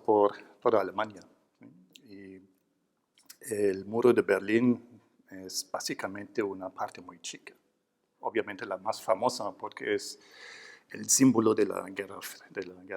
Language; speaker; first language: Spanish; non-native, fluent; German